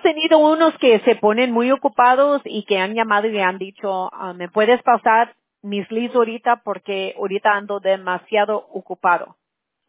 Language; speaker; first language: Spanish; early bilingual, heritage; Spanish